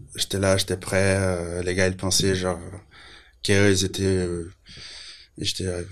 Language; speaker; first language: French; non-native, fluent; Portuguese